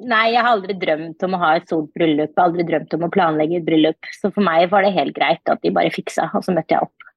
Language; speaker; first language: Norwegian; early bilingual, other home language; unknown